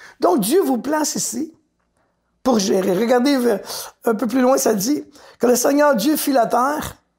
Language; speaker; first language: French; native; French